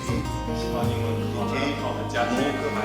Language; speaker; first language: Chinese; non-native, learner; Russian